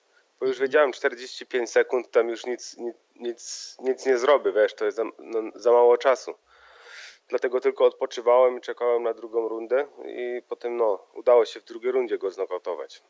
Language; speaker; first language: Polish; early bilingual, heritage; Polish